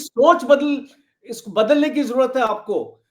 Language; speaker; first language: Hindi; native; Hindi